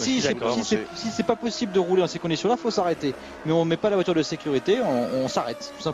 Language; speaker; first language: French; native; French